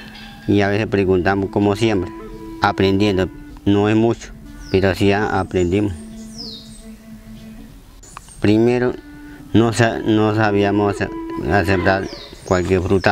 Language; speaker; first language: Spanish; non-native, local second language; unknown